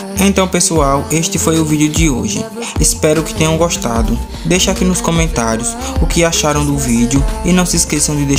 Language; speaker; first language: Portuguese; native; Portuguese